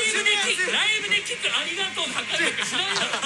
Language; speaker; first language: Japanese; native; Japanese